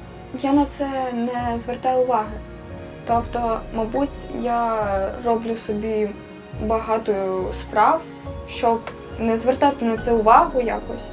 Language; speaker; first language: Ukrainian; native; Ukrainian